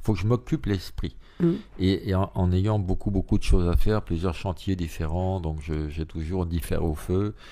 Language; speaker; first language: French; native; French